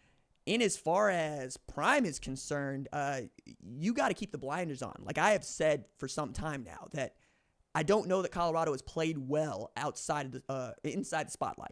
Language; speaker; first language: English; native; English